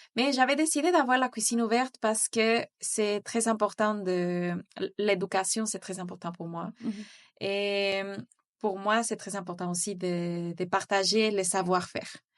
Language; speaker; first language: French; non-native, fluent; Spanish